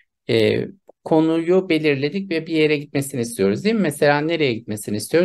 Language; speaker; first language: Turkish; native; Turkish